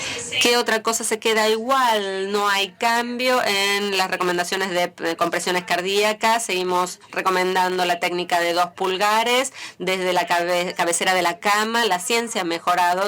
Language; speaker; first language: Spanish; native; Spanish